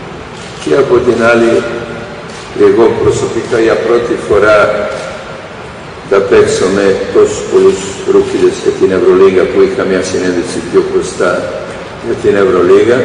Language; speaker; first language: Greek; non-native, fluent; Serbian